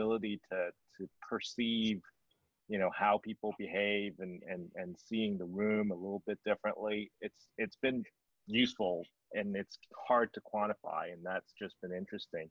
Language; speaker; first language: English; non-native, local second language; Cantonese